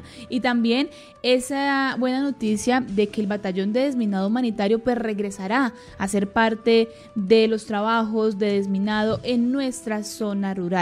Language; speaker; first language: Spanish; native; Spanish